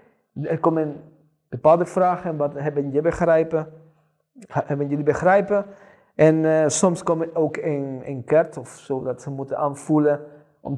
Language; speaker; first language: Dutch; non-native, fluent; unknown